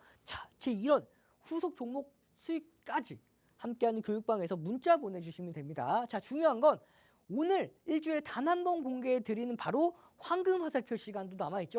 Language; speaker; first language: Korean; native; Korean